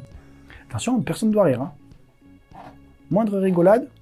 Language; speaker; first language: French; native; French